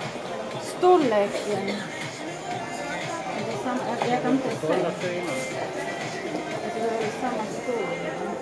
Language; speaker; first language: Swedish; non-native, learner; Chinese